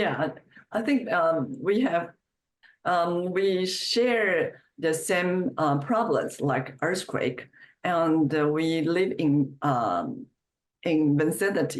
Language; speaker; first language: English; non-native, fluent; Chinese